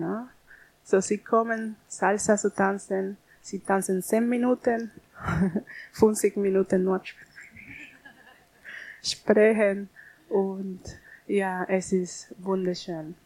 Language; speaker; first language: German; non-native, learner; Spanish